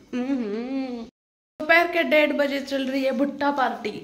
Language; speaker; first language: Hindi; non-native, local second language; Marathi